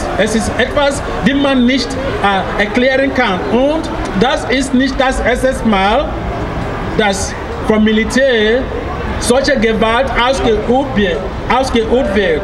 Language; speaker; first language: German; non-native, fluent; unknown